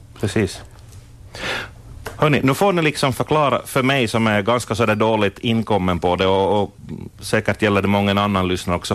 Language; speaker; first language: Swedish; native; Swedish